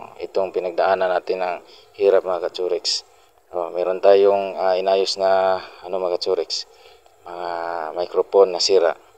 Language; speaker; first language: Filipino; non-native, local second language; Cebuano